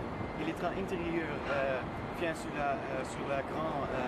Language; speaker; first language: French; non-native, learner; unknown